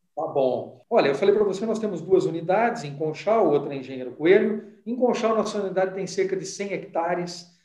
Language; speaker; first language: Portuguese; native; Portuguese